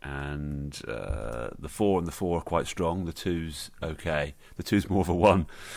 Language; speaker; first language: English; native; English